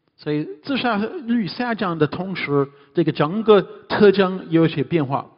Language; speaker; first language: Chinese; non-native, fluent; English